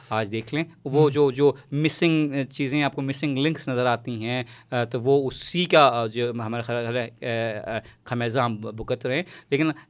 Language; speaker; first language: Urdu; non-native, local second language; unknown